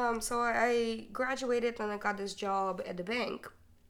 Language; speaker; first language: English; non-native, fluent; Ukrainian